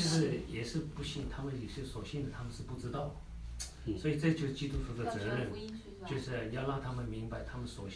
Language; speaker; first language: Chinese; native; Chinese